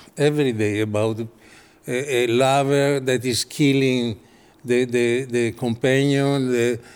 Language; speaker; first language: English; non-native, fluent; Italian